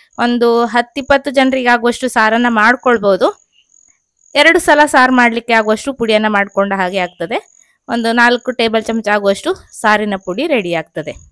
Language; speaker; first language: Kannada; native; Kannada